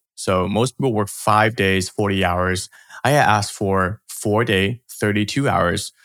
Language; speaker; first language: English; early bilingual, other home language; Chinese